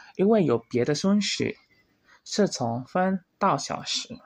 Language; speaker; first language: Chinese; non-native, learner; Indonesian